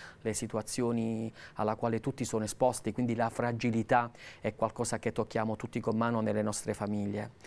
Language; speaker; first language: Italian; native; Italian